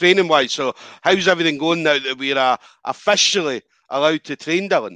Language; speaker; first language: English; native; English